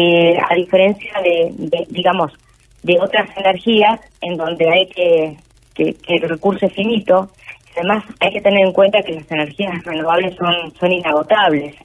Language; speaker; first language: Spanish; native; Spanish